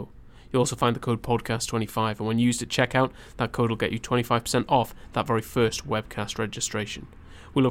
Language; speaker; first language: English; native; English